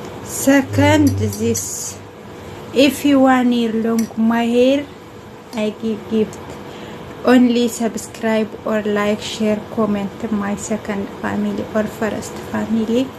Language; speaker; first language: English; non-native, learner; Amharic